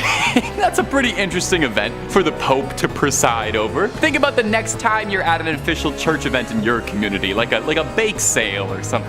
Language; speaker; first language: English; native; English